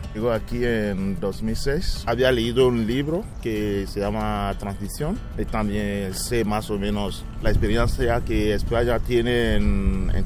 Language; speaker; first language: Spanish; non-native, fluent; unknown